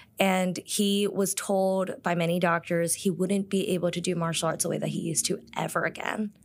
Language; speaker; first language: English; early bilingual, other home language; Korean